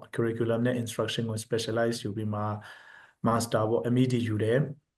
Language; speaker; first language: Burmese; non-native, local second language; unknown